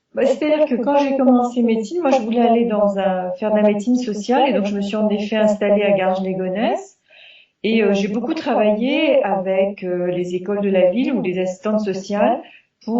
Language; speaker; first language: French; native; French